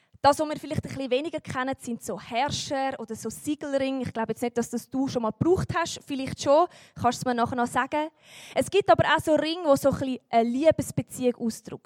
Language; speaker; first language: German; native; German